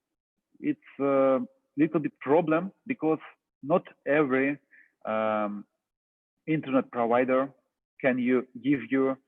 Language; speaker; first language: English; non-native, fluent; Russian